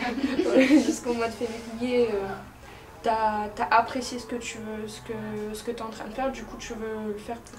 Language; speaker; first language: French; native; French